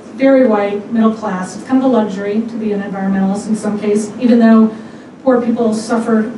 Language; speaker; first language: English; native; English